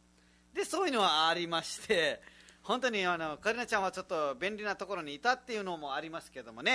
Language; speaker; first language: Japanese; non-native, fluent; Nepali